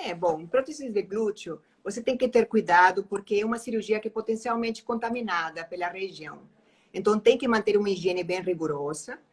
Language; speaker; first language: Portuguese; non-native, fluent; Spanish